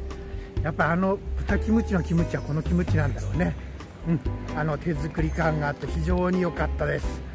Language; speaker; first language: Japanese; native; Japanese